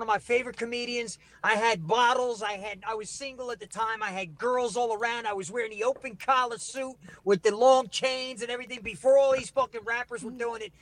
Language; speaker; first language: English; native; English